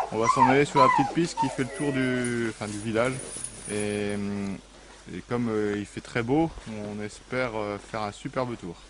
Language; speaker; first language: French; native; French